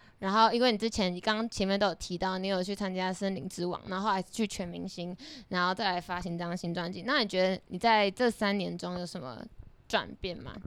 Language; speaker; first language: Chinese; native; Chinese